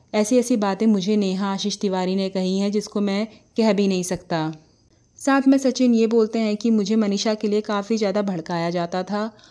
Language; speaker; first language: Hindi; native; Hindi